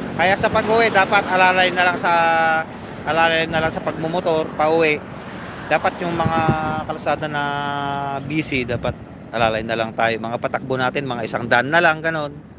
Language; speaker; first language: Filipino; non-native, local second language; Iloko